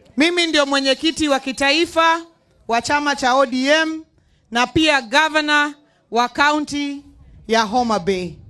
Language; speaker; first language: Swahili; non-native, local second language; Luo (Kenya and Tanzania)